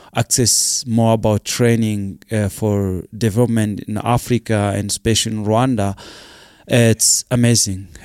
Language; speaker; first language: English; non-native, local second language; Kinyarwanda